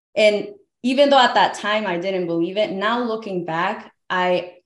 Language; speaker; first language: English; early bilingual, other home language; Spanish